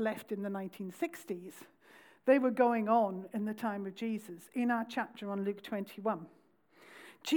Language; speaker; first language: English; native; English